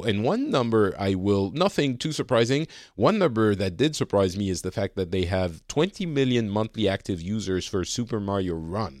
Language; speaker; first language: English; non-native, fluent; French